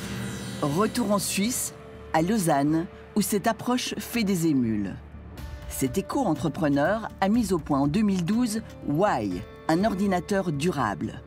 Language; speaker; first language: French; native; French